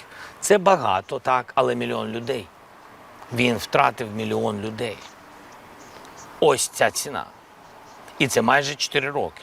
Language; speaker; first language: Ukrainian; non-native, local second language; Russian